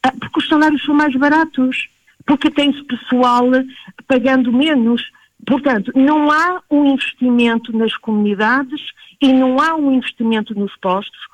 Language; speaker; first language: Portuguese; early bilingual, heritage; Portuguese